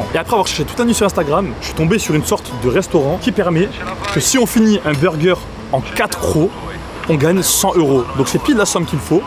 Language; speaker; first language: French; native; French